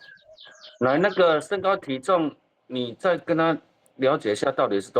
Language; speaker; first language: Chinese; native; Chinese